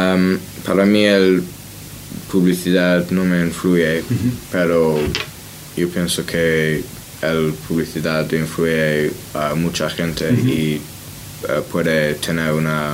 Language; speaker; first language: Spanish; non-native, learner; English